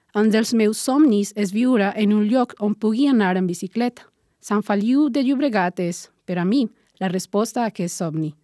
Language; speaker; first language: Catalan; non-native, learner; Spanish